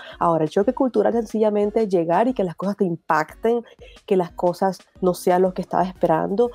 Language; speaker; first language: Spanish; native; Spanish